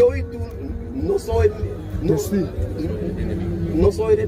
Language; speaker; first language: Spanish; non-native, learner; Haitian Creole